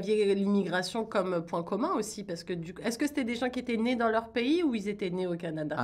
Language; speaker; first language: French; native; French